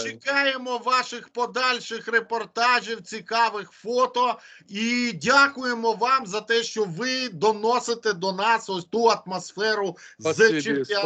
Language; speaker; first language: Ukrainian; native; Ukrainian